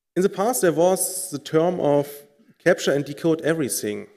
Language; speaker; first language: English; non-native, fluent; German